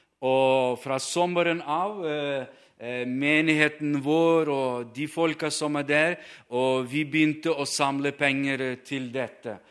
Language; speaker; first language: Norwegian; non-native, fluent; Ukrainian